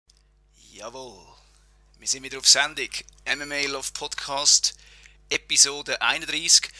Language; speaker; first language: German; native; German